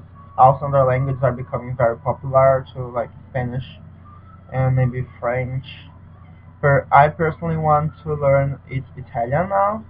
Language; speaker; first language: English; non-native, learner; Portuguese